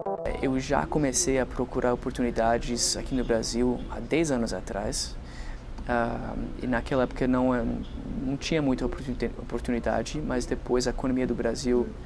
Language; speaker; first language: Portuguese; non-native, fluent; English